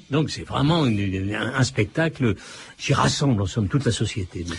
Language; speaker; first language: French; early bilingual, other home language; Italian